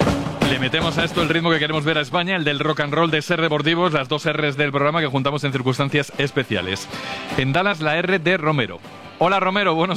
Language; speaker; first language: Spanish; native; Spanish